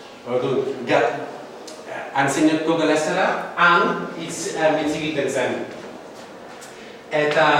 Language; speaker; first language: Basque; non-native, fluent; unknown